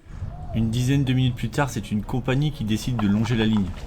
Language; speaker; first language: French; native; French